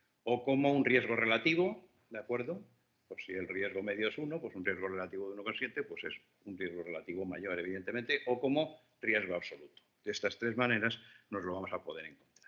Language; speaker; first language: Spanish; native; Spanish